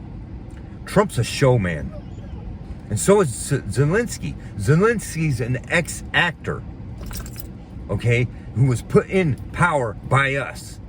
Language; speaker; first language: English; native; English